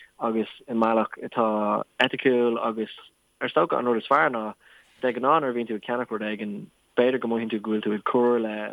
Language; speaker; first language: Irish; non-native, local second language; English